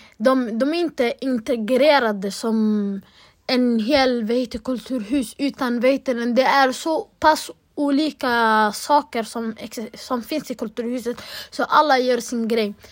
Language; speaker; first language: Swedish; early bilingual, other home language; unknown